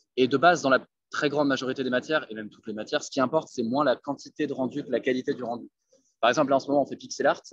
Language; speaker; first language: French; native; French